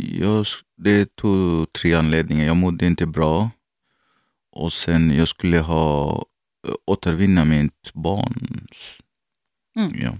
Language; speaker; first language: Swedish; non-native, learner; Arabic